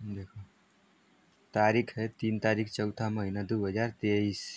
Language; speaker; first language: Hindi; native; Hindi